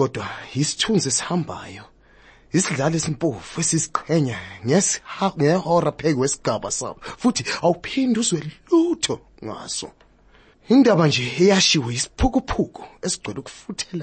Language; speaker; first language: English; non-native, local second language; Zulu